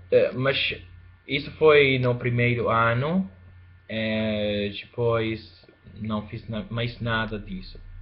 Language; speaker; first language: Portuguese; non-native, fluent; Spanish